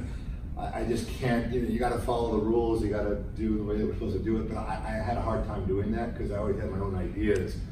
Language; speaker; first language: English; native; English